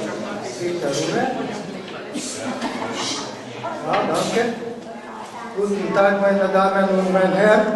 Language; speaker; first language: German; non-native, learner; Hungarian